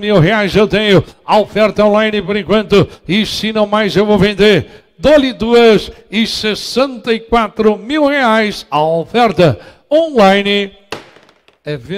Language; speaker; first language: Portuguese; native; Portuguese